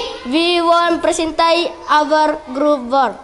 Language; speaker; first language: English; non-native, learner; Indonesian